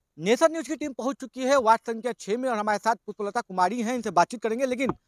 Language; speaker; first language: Hindi; native; Hindi